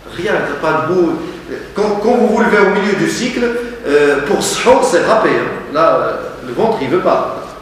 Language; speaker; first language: French; non-native, local second language; Arabic